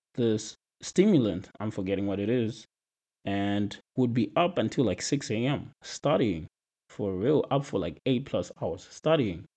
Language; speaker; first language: English; non-native, local second language; Shona